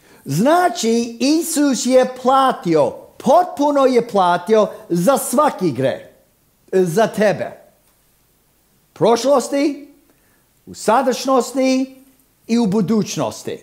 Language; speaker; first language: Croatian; non-native, fluent; English